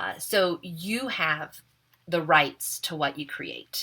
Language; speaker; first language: English; native; English